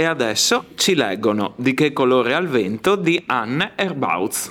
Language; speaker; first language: Italian; native; Italian